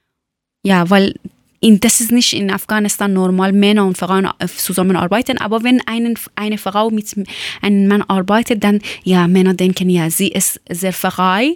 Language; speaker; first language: German; non-native, learner; Persian